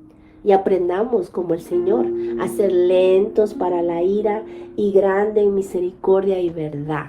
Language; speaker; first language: Spanish; native; Spanish